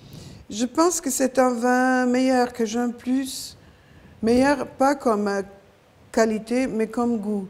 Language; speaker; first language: French; non-native, fluent; Italian